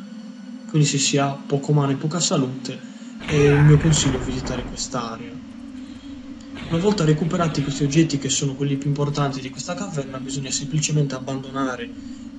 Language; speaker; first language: Italian; native; Italian